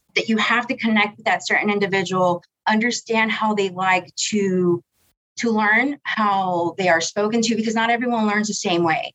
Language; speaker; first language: English; early bilingual, other home language; Spanish